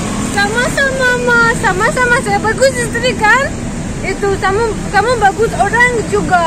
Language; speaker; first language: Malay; non-native, learner; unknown